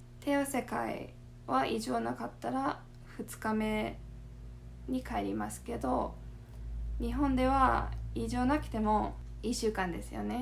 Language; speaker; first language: Japanese; non-native, fluent; English